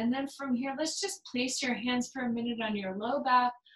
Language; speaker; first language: English; native; English